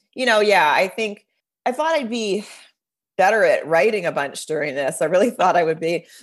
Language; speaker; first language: English; native; English